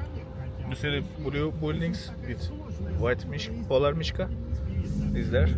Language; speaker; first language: English; non-native, learner; Turkish